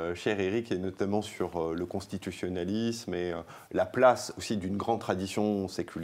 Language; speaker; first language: French; native; French